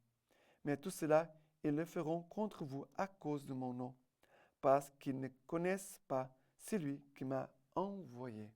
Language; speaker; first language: French; non-native, fluent; Portuguese